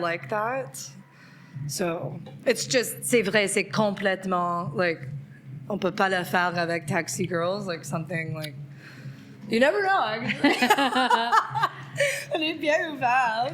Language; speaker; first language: French; non-native, local second language; English